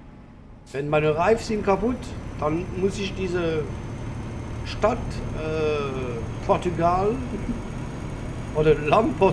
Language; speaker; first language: German; non-native, learner; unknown